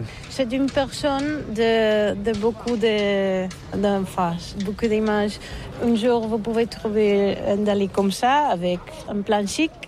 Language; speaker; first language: French; non-native, fluent; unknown